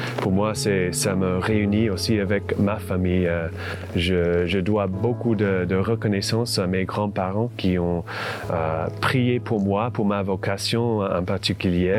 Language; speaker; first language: French; non-native, fluent; English